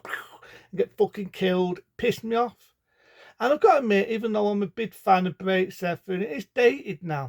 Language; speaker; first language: English; native; English